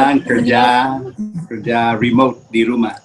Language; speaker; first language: Indonesian; early bilingual, heritage; Indonesian